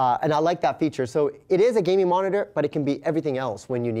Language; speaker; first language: English; native; English